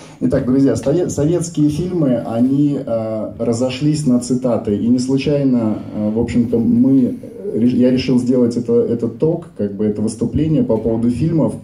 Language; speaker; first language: Russian; native; Russian